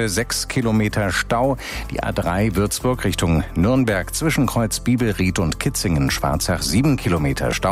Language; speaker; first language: German; native; German